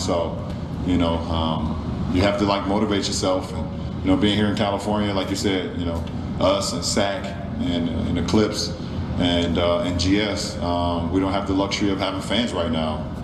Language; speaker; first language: English; native; English